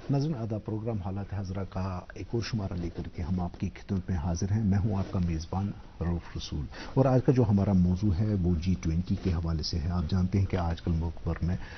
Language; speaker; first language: Hindi; non-native, local second language; Kashmiri